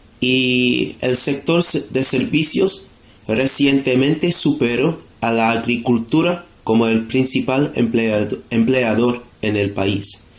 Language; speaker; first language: Spanish; non-native, fluent; English